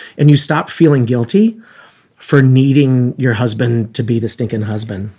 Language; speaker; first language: English; native; English